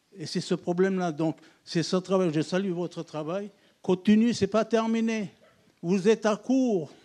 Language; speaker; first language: French; non-native, local second language; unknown